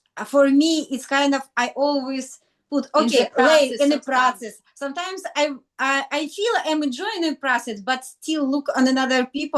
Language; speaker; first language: English; non-native, learner; Russian